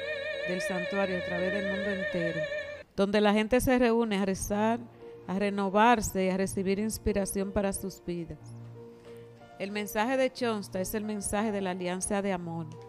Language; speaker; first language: Spanish; native; Spanish